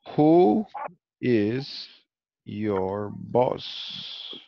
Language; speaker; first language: Spanish; early bilingual, heritage; Spanish